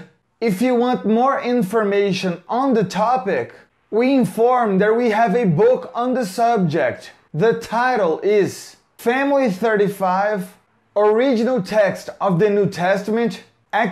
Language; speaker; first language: English; non-native, fluent; Portuguese